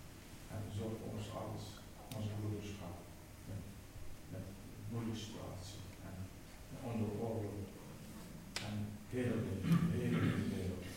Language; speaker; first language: Dutch; non-native, learner; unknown